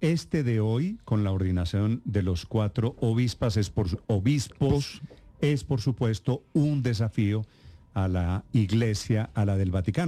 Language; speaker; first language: Spanish; native; Spanish